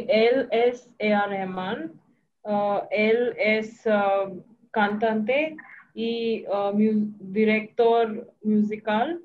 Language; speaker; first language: Spanish; non-native, learner; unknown